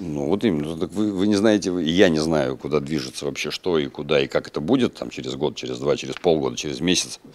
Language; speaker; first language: Russian; native; Russian